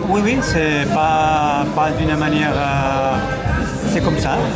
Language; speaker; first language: French; non-native, learner; Catalan